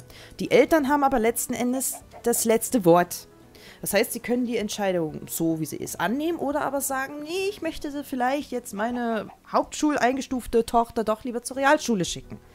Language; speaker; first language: German; native; German